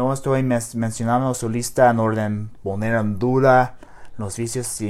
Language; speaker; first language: Spanish; non-native, learner; English